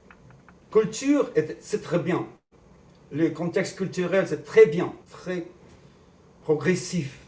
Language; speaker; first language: French; non-native, learner; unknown